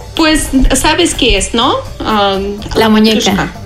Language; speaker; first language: Spanish; non-native, learner; Russian